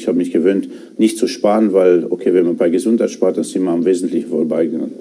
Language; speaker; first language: German; non-native, fluent; Romanian